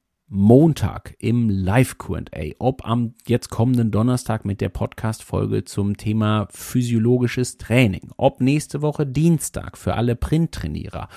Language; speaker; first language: German; native; German